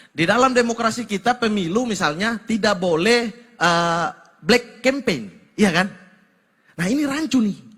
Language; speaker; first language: Indonesian; native; Indonesian